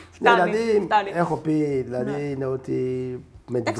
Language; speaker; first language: Greek; non-native, learner; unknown